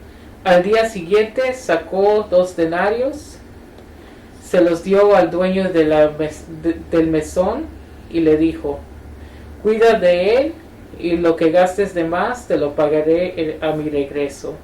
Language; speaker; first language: Spanish; native; Spanish